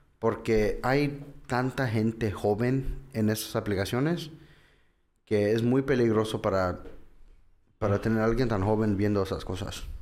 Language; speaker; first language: Spanish; early bilingual, heritage; English